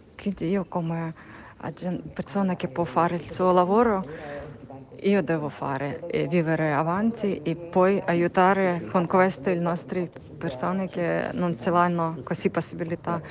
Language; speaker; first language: Italian; non-native, learner; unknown